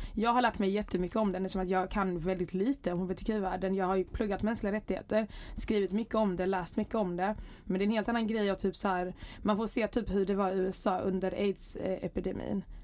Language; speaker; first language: Swedish; early bilingual, other home language; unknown